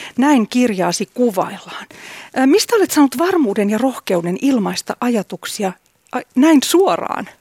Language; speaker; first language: Finnish; native; Finnish